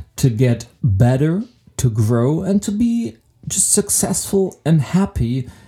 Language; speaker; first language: English; non-native, fluent; German